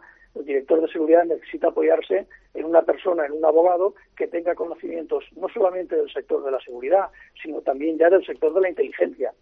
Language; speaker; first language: Spanish; native; Spanish